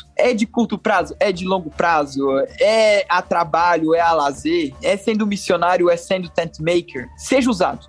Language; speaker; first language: Portuguese; native; Portuguese